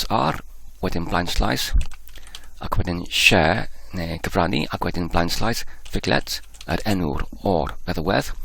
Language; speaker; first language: Welsh; non-native, learner; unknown